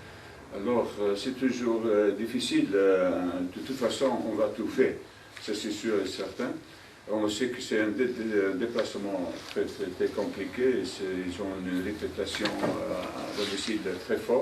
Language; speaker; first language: French; non-native, fluent; Dutch